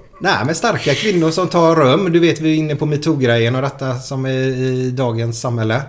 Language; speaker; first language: Swedish; native; Swedish